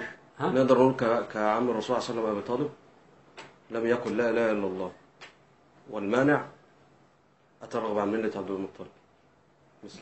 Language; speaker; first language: Arabic; native; Arabic